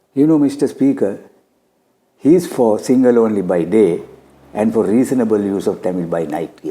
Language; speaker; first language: English; non-native, local second language; Sinhala